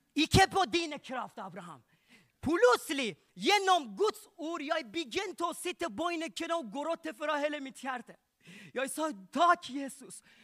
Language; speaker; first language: Norwegian; non-native, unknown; Persian